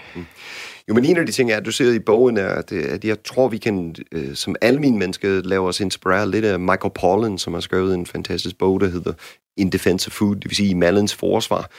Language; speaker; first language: Danish; non-native, fluent; English